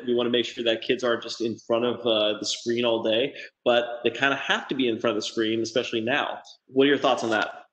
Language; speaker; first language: English; native; English